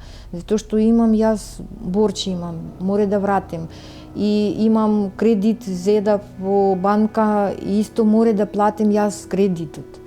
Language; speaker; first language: Macedonian; non-native, learner; Russian